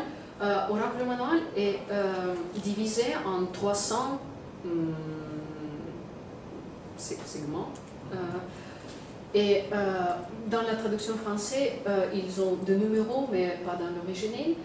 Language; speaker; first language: French; non-native, fluent; Russian